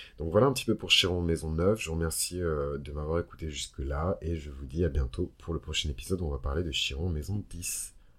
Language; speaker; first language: French; early bilingual, other home language; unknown